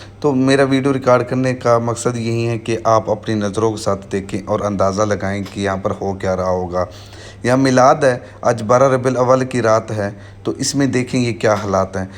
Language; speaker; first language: Urdu; non-native, local second language; Saraiki